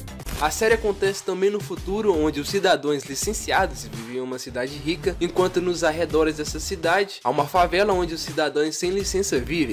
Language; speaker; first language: Portuguese; native; Portuguese